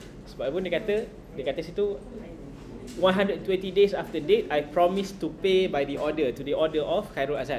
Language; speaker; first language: English; non-native, local second language; Malay